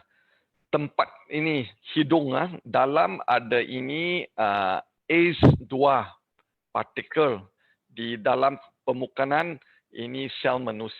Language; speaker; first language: Indonesian; non-native, learner; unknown